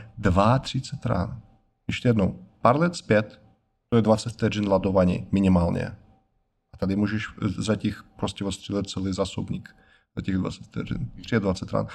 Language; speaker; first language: Czech; non-native, fluent; Russian